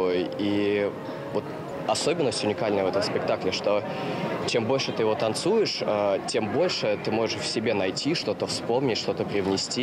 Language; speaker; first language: Russian; native; Russian